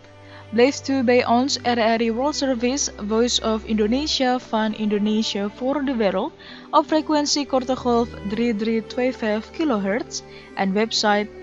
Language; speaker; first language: Dutch; non-native, fluent; Indonesian